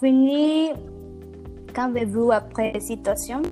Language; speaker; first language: French; non-native, learner; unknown